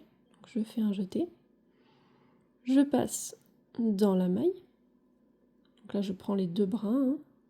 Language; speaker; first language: French; native; French